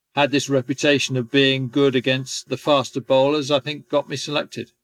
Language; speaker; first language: English; native; English